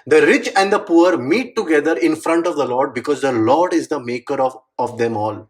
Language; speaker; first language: English; non-native, local second language; Marathi